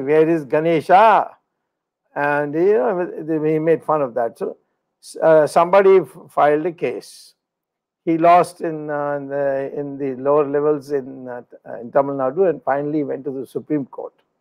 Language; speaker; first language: English; non-native, local second language; Tamil